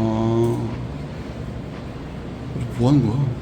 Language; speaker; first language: Korean; native; Korean